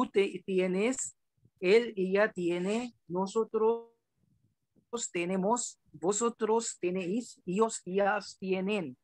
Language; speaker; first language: Spanish; non-native, learner; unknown